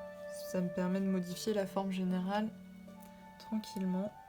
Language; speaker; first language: French; native; French